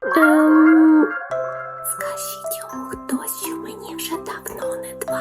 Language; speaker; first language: Ukrainian; non-native, local second language; Russian